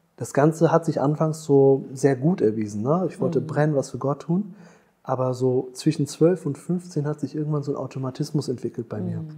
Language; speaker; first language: German; early bilingual, other home language; Tamil